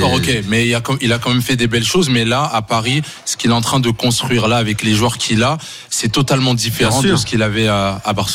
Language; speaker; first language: French; native; French